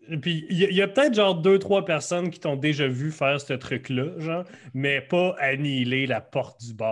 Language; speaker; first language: French; native; French